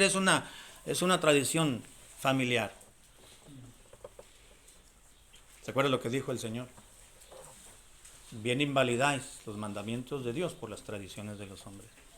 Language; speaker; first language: Spanish; native; Spanish